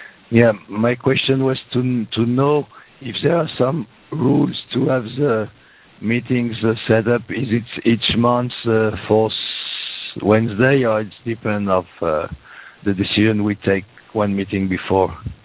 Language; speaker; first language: English; non-native, fluent; French